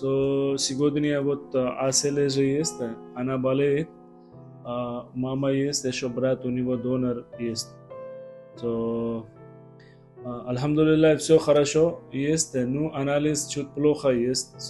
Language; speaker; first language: Russian; non-native, learner; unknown